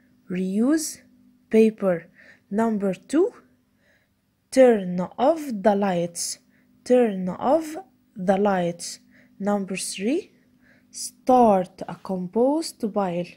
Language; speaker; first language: English; non-native, fluent; Arabic